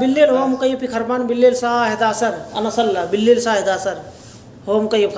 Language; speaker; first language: Arabic; non-native, learner; Hindi